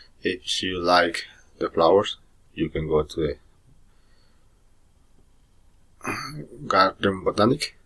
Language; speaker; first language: English; non-native, learner; Spanish